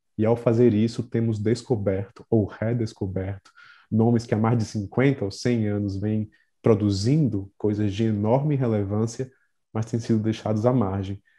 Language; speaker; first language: Portuguese; native; Portuguese